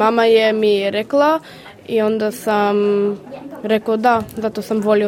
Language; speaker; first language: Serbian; early bilingual, heritage; English